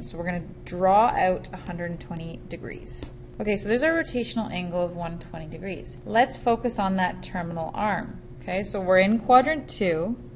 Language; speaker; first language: English; native; English